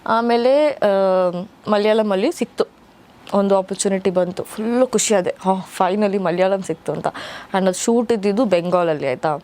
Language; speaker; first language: Kannada; non-native, local second language; Malayalam